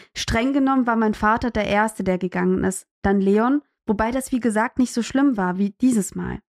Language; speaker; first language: German; native; German